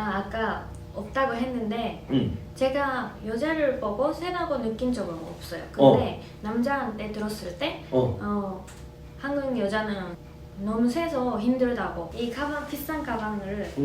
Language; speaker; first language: Korean; non-native, fluent; Japanese